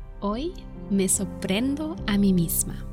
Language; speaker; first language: Spanish; non-native, fluent; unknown